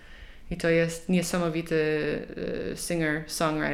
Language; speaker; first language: Polish; non-native, learner; English